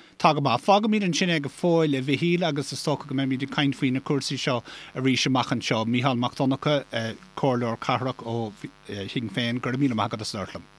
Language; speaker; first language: Irish; native; Irish